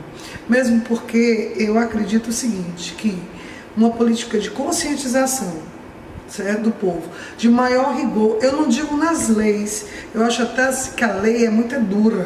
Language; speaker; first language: Portuguese; native; Portuguese